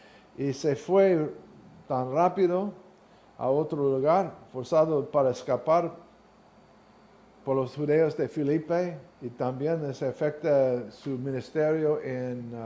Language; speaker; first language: Spanish; non-native, learner; English